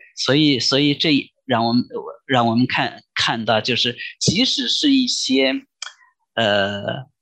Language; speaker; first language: Chinese; native; Chinese